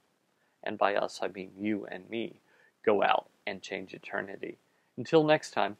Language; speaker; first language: English; native; English